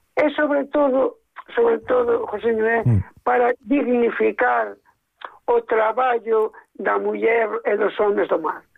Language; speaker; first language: Galician; native; Galician